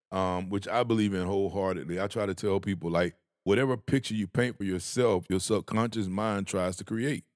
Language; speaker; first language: English; native; English